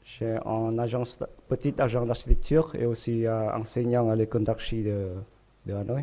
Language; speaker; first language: French; non-native, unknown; Vietnamese